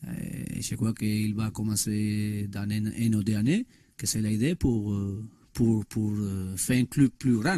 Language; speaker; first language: French; non-native, learner; Spanish